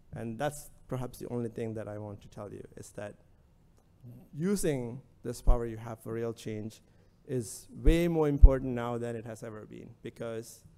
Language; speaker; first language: English; non-native, local second language; Sinhala